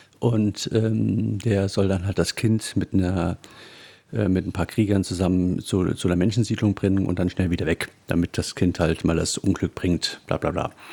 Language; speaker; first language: German; native; German